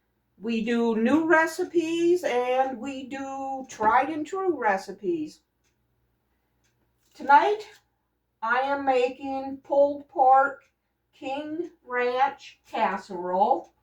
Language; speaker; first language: English; native; English